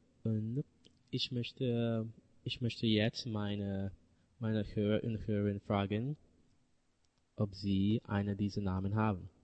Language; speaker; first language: German; non-native, learner; English